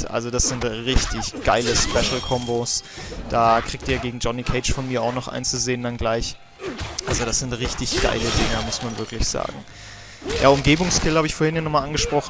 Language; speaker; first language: German; native; German